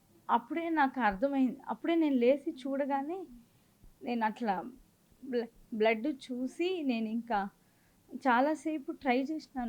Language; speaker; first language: Telugu; native; Telugu